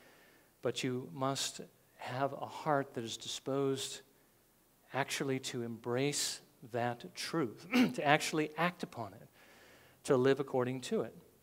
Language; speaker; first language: English; native; English